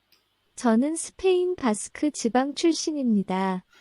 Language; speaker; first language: Korean; non-native, learner; Basque